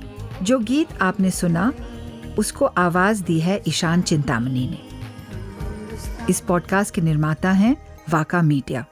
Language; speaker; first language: Hindi; native; Hindi